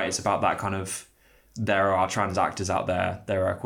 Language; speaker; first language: English; native; English